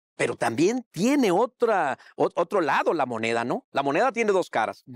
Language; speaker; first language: Spanish; native; Spanish